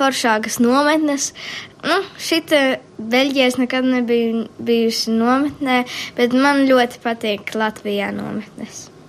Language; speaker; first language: Latvian; early bilingual, heritage; Latvian